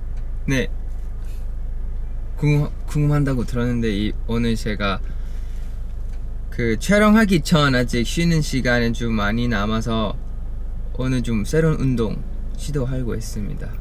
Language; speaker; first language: Korean; non-native, fluent; Thai